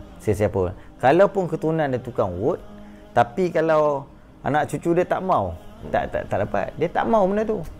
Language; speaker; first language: Malay; native; Malay